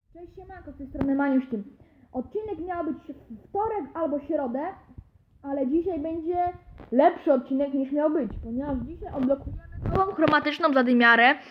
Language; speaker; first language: Polish; native; Polish